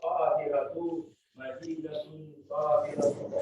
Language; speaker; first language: Arabic; non-native, learner; Indonesian